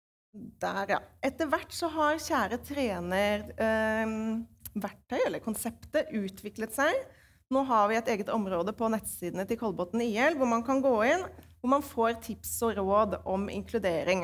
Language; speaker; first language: Norwegian; native; Norwegian